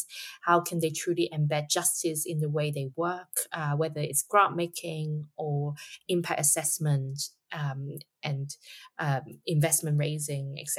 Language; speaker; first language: English; non-native, local second language; Cantonese